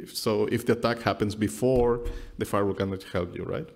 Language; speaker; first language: English; non-native, fluent; Spanish